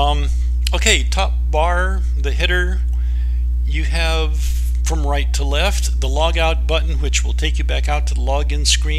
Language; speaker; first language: English; native; English